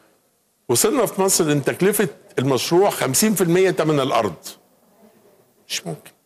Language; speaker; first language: Arabic; native; Arabic